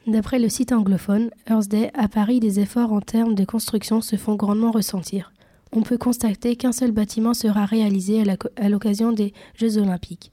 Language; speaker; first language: French; native; French